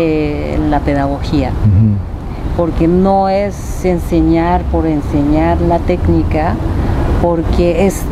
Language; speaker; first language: Spanish; non-native, fluent; Japanese